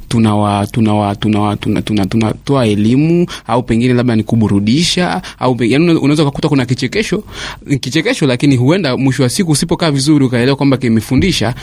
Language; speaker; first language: Swahili; native; Swahili